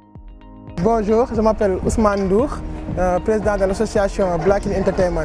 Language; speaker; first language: French; non-native, local second language; Wolof